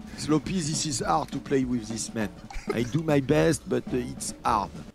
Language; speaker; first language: English; non-native, learner; French